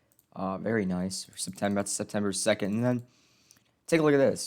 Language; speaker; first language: English; native; English